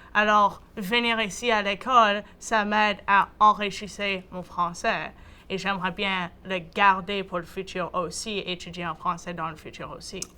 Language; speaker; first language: French; native; French